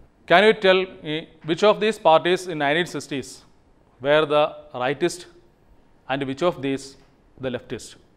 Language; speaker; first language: English; non-native, local second language; Malayalam